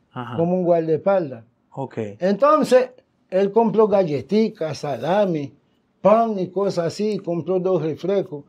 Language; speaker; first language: Spanish; non-native, fluent; Haitian Creole